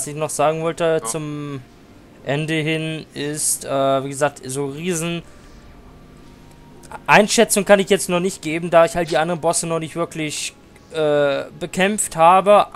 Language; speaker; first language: German; native; German